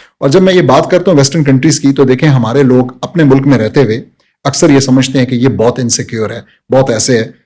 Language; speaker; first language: Urdu; early bilingual, heritage; Urdu